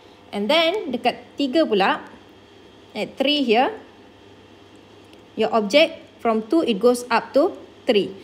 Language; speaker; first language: English; non-native, local second language; Malay